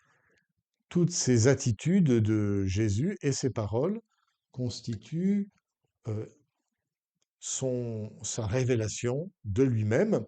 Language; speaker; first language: French; native; French